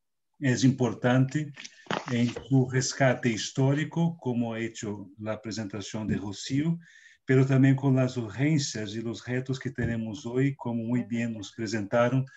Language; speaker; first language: Spanish; non-native, fluent; Portuguese